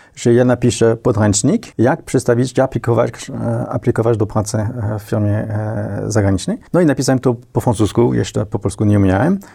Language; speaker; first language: Polish; non-native, fluent; French